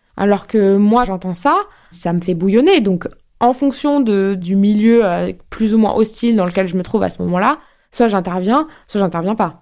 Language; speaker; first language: French; native; French